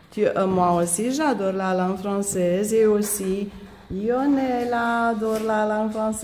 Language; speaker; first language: French; non-native, fluent; Romanian